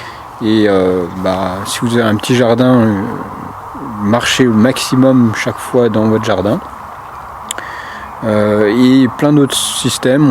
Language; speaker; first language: French; native; French